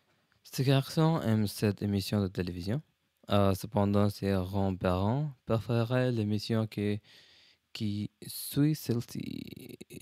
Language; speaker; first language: French; non-native, learner; English